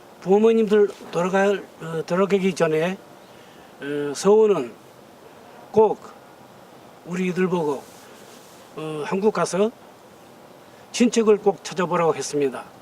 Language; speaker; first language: Korean; non-native, learner; Russian